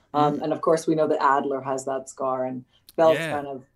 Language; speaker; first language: English; native; English